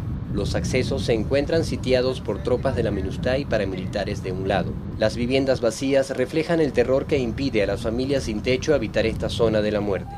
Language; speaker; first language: Spanish; native; Spanish